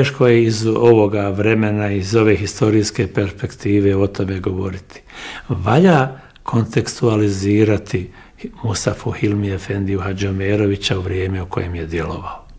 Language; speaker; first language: Bosnian; native; Bosnian